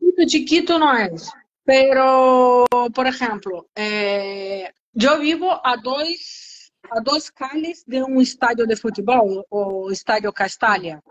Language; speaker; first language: Spanish; non-native, learner; Portuguese